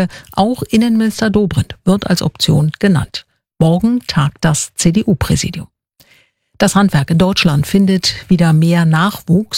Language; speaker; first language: German; native; German